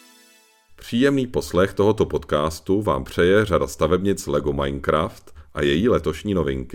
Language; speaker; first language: Czech; native; Czech